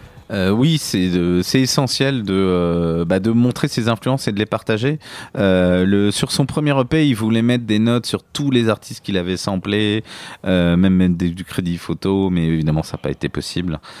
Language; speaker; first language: French; native; French